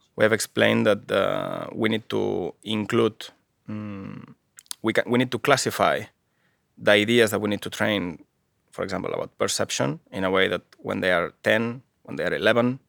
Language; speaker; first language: English; non-native, fluent; Spanish